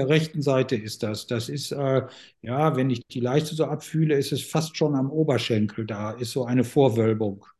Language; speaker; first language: German; native; German